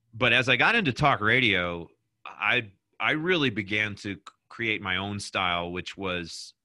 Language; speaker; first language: English; native; English